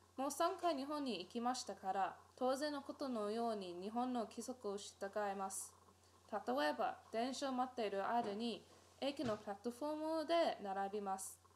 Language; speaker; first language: Japanese; non-native, learner; English